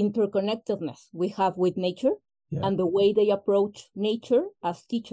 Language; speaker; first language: English; non-native, fluent; Spanish